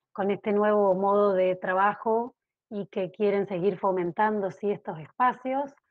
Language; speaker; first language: Spanish; native; Spanish